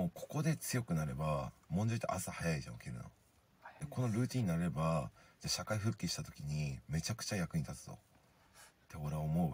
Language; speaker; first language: Japanese; native; Japanese